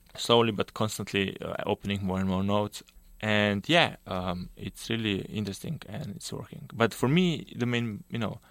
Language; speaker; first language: English; non-native, fluent; Slovenian